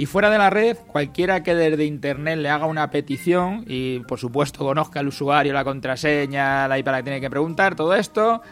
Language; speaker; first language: Spanish; native; Spanish